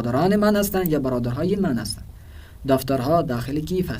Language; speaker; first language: Persian; non-native, fluent; Urdu